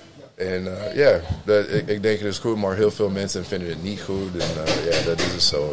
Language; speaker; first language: Dutch; non-native, learner; English